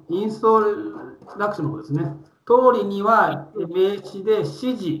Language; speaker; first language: Japanese; non-native, fluent; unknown